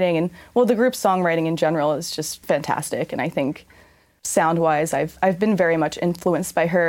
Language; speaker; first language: English; native; English